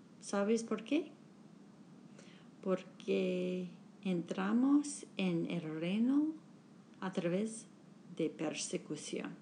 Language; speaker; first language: Spanish; non-native, learner; English